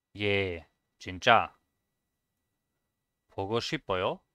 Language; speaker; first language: Korean; non-native, learner; German